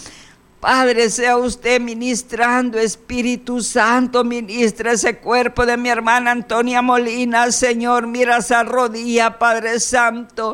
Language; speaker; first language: Spanish; native; Spanish